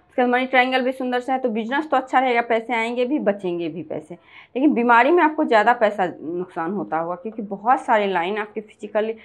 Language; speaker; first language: Hindi; native; Hindi